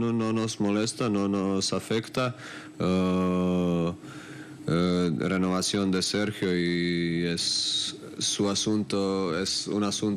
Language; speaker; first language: Spanish; non-native, fluent; Croatian